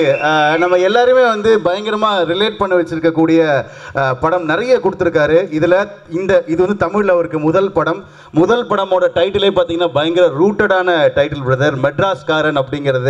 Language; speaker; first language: Tamil; native; Tamil